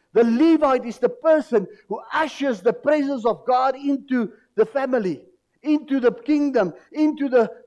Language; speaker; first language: English; non-native, local second language; Afrikaans